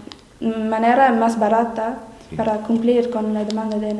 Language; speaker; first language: Spanish; non-native, learner; English